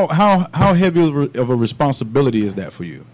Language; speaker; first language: English; native; English